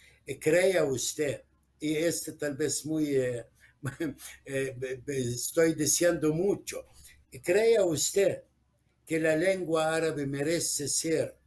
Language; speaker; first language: Spanish; non-native, fluent; Arabic